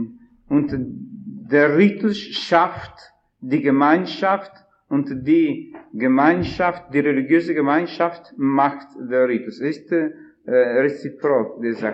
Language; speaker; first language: German; non-native, fluent; Italian